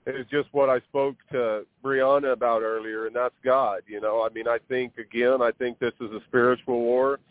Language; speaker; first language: English; native; English